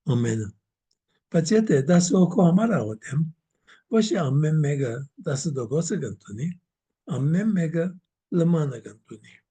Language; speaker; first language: Armenian; early bilingual, heritage; Armenian